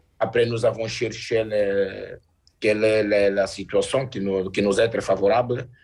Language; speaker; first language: French; non-native, learner; Portuguese